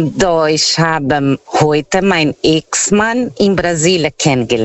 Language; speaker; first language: German; non-native, learner; Portuguese